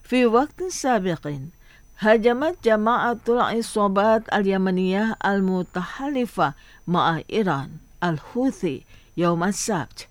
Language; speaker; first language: Arabic; non-native, fluent; Indonesian